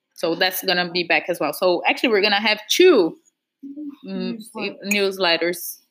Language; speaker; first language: English; non-native, fluent; Portuguese